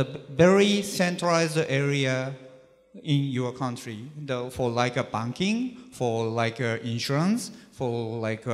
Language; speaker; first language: English; non-native, learner; Japanese